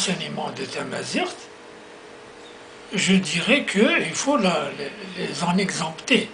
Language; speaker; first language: French; non-native, local second language; Kabyle